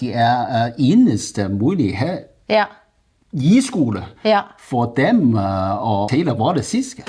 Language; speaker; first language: Danish; non-native, learner; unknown